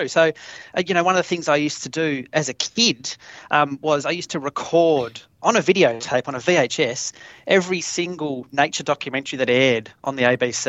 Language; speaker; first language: English; native; English